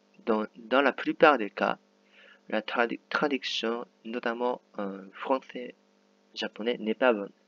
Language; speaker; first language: French; non-native, fluent; Japanese